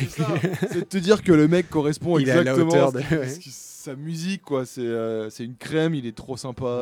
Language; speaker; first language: French; native; French